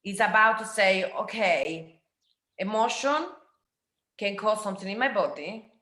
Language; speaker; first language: English; non-native, fluent; Italian